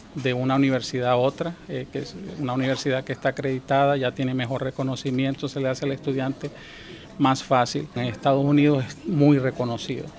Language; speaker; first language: Spanish; native; Spanish